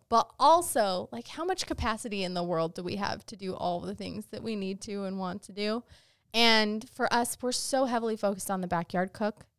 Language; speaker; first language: English; native; English